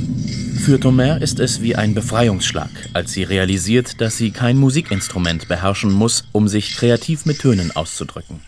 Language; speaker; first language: German; native; German